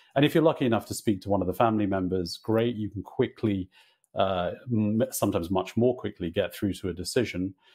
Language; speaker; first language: English; native; English